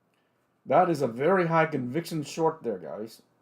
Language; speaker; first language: English; non-native, fluent; Vietnamese